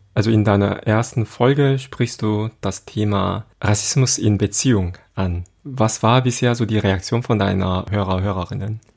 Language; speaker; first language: German; non-native, fluent; Korean